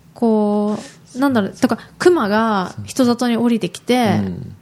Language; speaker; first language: Japanese; native; Japanese